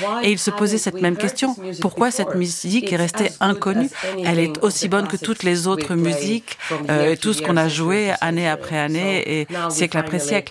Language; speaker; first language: French; non-native, fluent; Ukrainian